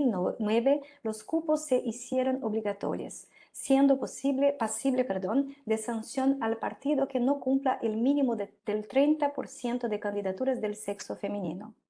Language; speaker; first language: Spanish; non-native, local second language; Portuguese